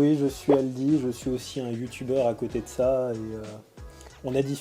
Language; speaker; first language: French; native; French